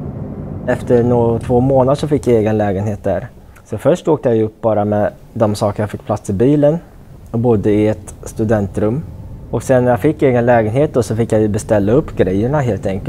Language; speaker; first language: Swedish; native; Swedish